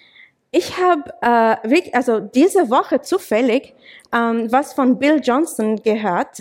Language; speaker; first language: German; non-native, fluent; English